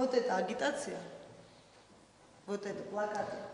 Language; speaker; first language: Russian; non-native, fluent; Georgian